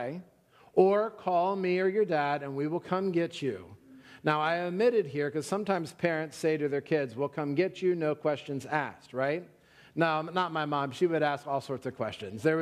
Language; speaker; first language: English; native; English